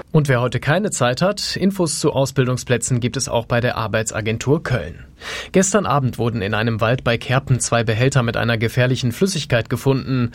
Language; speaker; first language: German; native; German